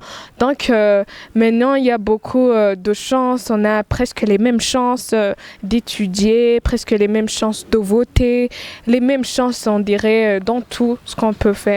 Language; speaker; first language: French; non-native, local second language; Rundi